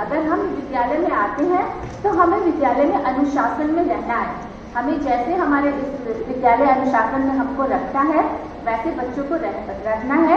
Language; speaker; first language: Hindi; native; Hindi